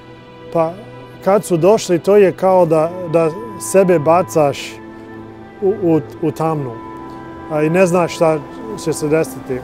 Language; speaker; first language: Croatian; non-native, learner; English